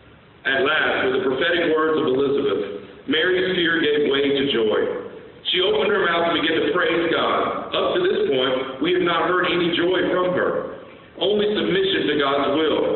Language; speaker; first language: English; native; English